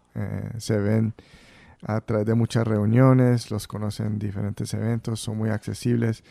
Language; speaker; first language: Spanish; early bilingual, heritage; Spanish